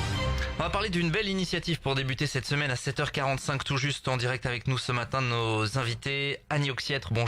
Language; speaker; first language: French; native; French